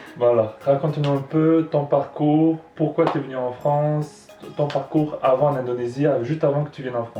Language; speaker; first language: French; native; French